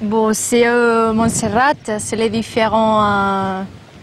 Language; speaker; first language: French; non-native, learner; Catalan